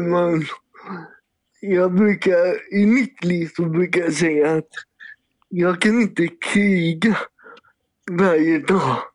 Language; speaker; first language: Swedish; native; Swedish